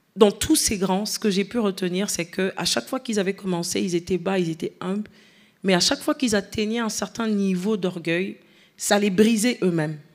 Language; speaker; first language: French; non-native, local second language; Lingala